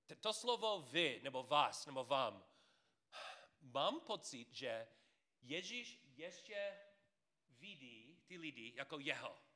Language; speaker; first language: Czech; non-native, fluent; English